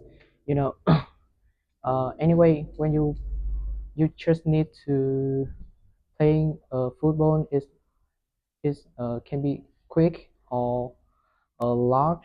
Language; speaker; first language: English; non-native, learner; Vietnamese